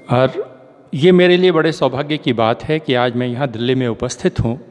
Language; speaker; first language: Hindi; native; Hindi